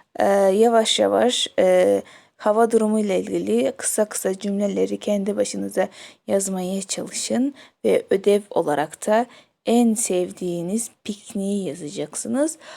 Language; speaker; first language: Turkish; non-native, fluent; Kyrgyz